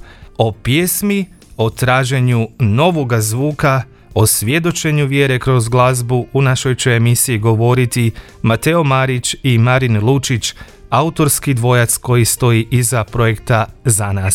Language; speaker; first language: Croatian; native; Croatian